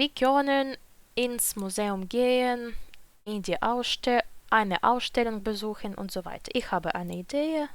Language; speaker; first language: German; non-native, fluent; Ukrainian